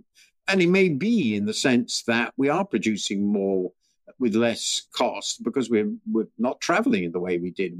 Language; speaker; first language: English; native; English